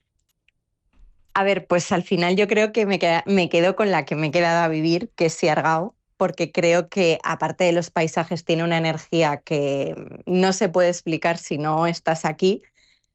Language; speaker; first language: Spanish; native; Spanish